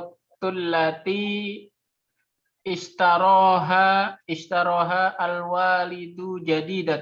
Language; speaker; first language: Arabic; non-native, learner; Indonesian